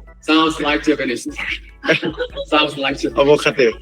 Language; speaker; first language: English; non-native, learner; Thai